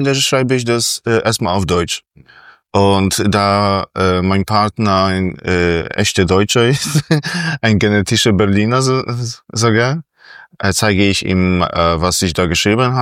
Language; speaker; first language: German; non-native, fluent; Polish